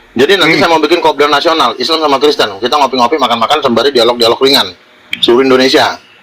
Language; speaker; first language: Indonesian; native; Indonesian